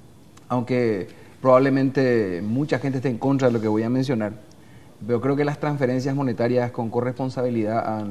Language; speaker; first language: Spanish; native; Spanish